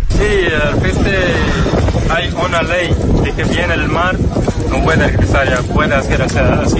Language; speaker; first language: Spanish; non-native, learner; Arabic